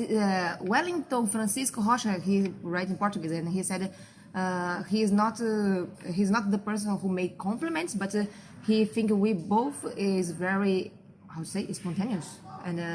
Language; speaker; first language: English; non-native, fluent; Portuguese